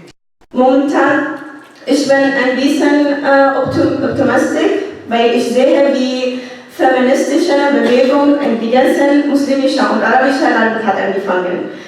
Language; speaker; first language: German; non-native, learner; Arabic